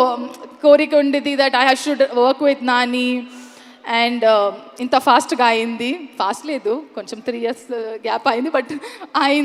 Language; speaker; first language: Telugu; non-native, learner; Kannada